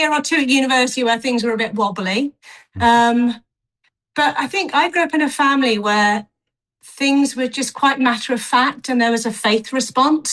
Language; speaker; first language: English; native; English